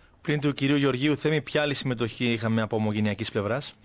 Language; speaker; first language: Greek; native; Greek